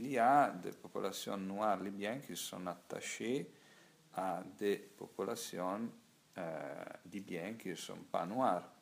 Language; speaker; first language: French; non-native, learner; Italian